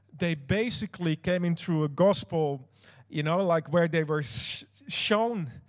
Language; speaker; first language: English; non-native, fluent; Dutch